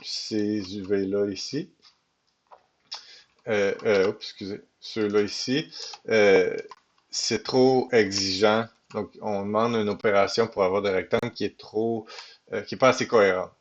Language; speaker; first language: French; native; French